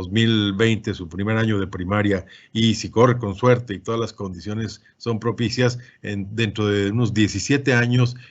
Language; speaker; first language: Spanish; native; Spanish